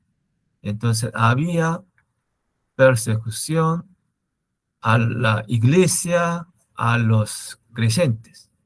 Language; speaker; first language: Spanish; non-native, learner; Korean